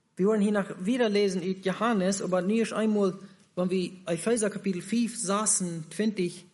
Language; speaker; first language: German; non-native, learner; Plautdietsch